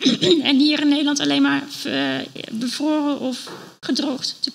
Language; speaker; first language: Dutch; native; Dutch